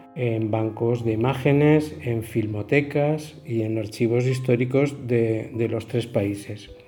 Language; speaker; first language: Spanish; native; Spanish